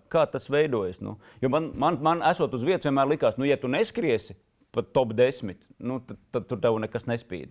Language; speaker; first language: Latvian; native; Latvian